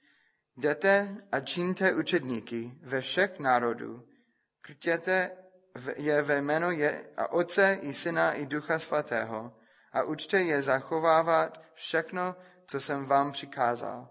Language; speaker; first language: Czech; non-native, fluent; English